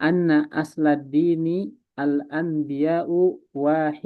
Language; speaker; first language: Arabic; non-native, learner; Indonesian